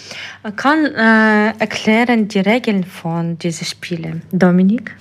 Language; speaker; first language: German; non-native, learner; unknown